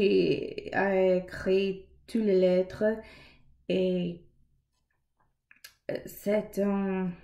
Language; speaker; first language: French; non-native, learner; English